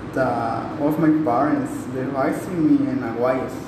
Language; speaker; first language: English; non-native, learner; Spanish